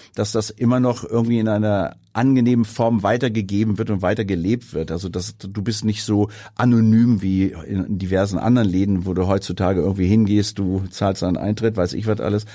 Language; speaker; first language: German; native; German